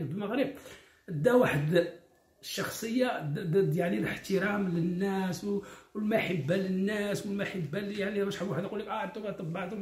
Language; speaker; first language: Arabic; native; Arabic